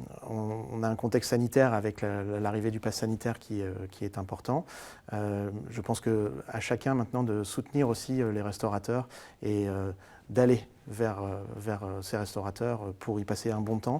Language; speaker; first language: French; native; French